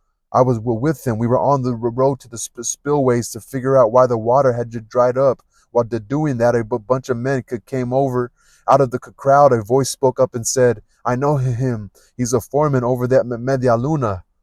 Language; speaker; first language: English; native; English